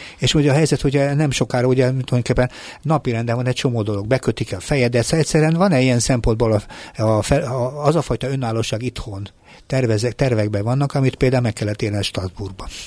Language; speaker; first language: Hungarian; native; Hungarian